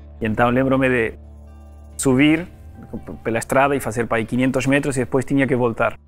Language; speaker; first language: Portuguese; non-native, fluent; Spanish